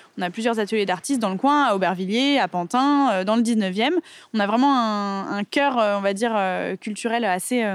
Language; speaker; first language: French; native; French